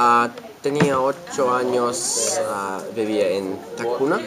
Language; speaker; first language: Spanish; non-native, learner; English